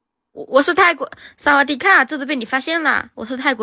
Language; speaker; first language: Chinese; non-native, fluent; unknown